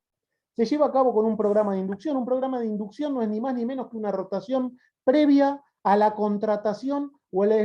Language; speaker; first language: Spanish; native; Spanish